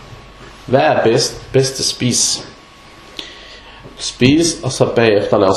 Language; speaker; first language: Danish; non-native, fluent; Arabic